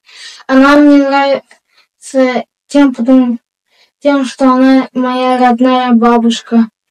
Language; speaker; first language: Russian; non-native, local second language; Yakut